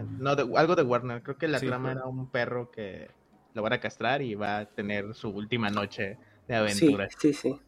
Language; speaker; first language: Spanish; native; Spanish